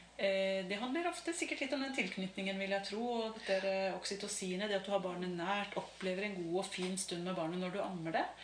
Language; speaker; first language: Norwegian; native; Norwegian